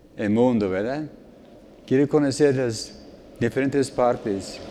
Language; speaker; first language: Spanish; non-native, fluent; English